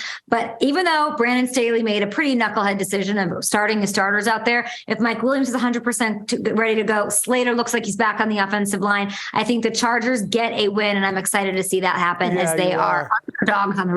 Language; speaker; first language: English; native; English